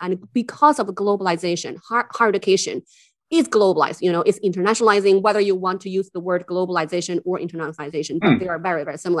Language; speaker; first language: English; non-native, fluent; Chinese